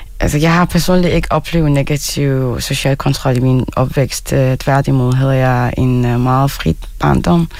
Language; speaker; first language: Danish; non-native, fluent; Arabic